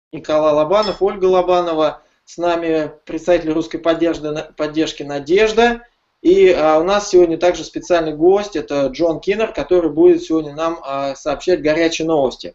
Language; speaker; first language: Russian; native; Russian